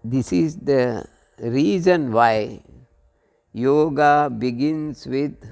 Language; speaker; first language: English; non-native, local second language; Kannada